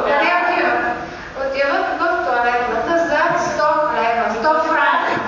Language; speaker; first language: Bulgarian; native; Bulgarian